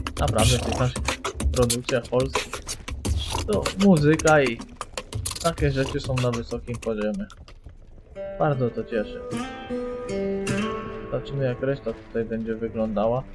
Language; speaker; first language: Polish; native; Polish